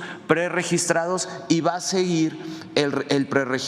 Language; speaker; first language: Spanish; native; Spanish